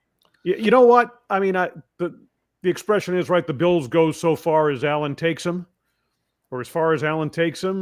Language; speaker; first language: English; native; English